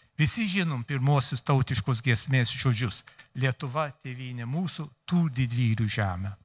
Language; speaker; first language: Lithuanian; early bilingual, heritage; Lithuanian